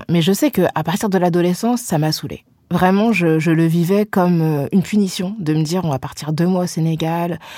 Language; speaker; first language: French; native; French